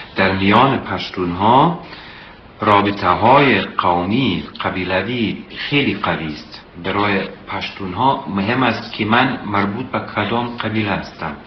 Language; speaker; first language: Persian; non-native, fluent; German